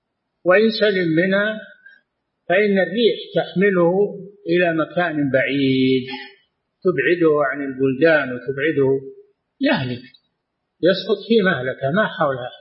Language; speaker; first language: Arabic; native; Arabic